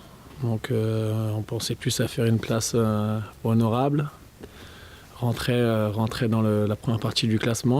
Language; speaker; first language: French; native; French